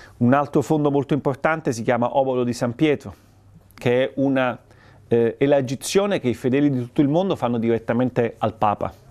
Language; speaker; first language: Italian; native; Italian